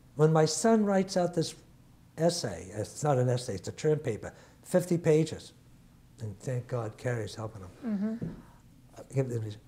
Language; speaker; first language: English; early bilingual, other home language; Italian